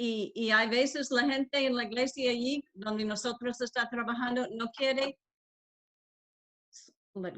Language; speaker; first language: Spanish; non-native, learner; English